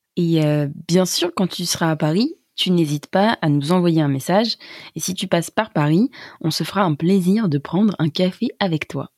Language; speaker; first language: French; native; French